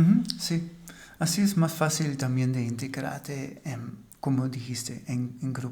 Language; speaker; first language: Spanish; non-native, fluent; German